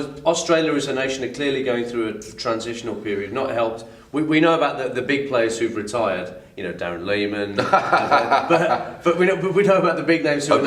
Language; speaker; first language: English; native; English